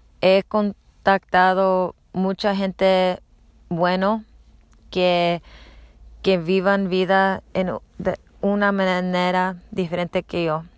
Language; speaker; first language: Spanish; non-native, learner; English